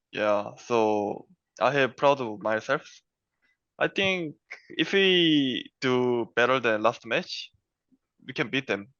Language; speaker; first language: English; non-native, learner; Korean